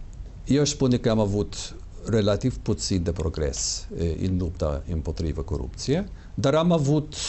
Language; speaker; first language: Romanian; non-native, fluent; English